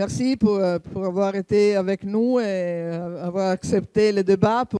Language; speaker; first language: French; non-native, fluent; Italian